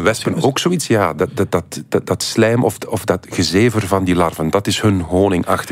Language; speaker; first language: Dutch; native; Dutch